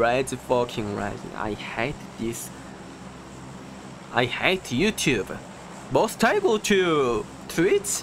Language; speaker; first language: English; non-native, learner; Korean